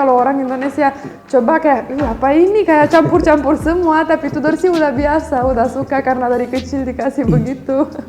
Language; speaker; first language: Indonesian; non-native, fluent; Romanian